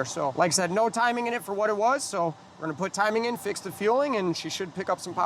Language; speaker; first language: English; native; English